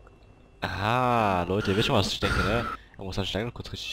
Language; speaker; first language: German; native; German